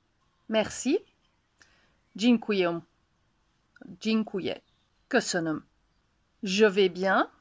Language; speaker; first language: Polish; non-native, learner; Hungarian